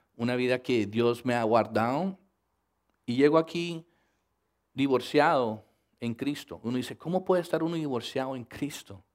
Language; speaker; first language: Spanish; early bilingual, heritage; Spanish